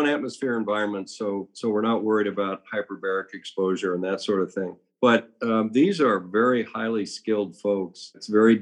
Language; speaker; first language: English; native; English